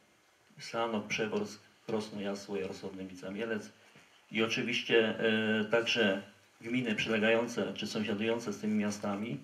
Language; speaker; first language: Polish; native; Polish